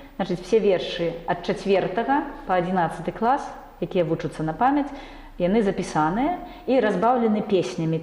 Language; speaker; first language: Belarusian; non-native, local second language; Russian